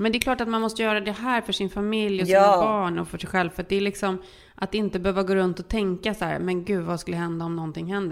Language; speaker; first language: Swedish; native; Swedish